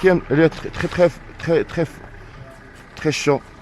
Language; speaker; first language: French; non-native, learner; Arabic